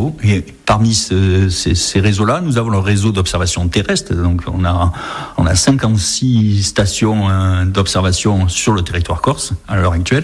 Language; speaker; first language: French; native; French